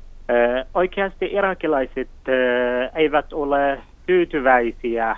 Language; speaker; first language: Finnish; non-native, learner; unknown